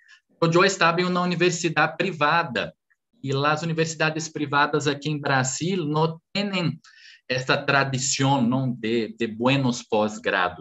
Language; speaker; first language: Spanish; non-native, fluent; Portuguese